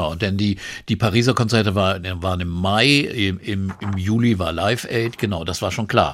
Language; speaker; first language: German; native; German